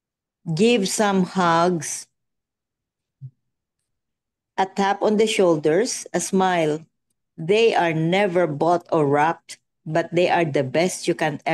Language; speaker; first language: English; non-native, local second language; Filipino